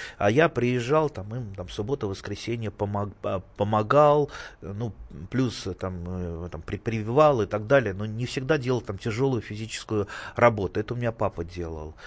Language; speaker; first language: Russian; native; Russian